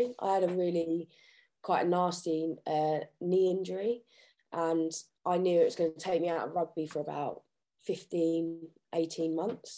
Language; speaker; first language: English; native; English